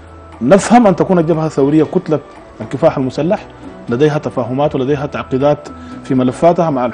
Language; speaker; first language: Arabic; native; Arabic